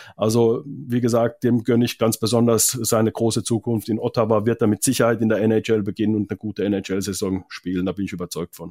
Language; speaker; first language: German; non-native, fluent; Finnish